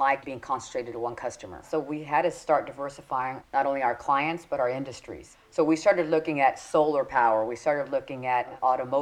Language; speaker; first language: English; early bilingual, other home language; Spanish